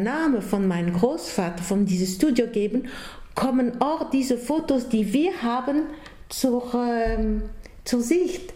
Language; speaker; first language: German; non-native, local second language; Italian